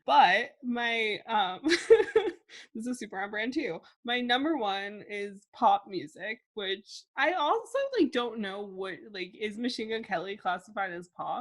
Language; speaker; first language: English; native; English